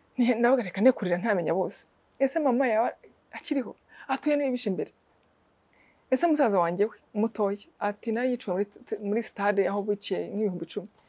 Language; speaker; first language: Kinyarwanda; native; Kinyarwanda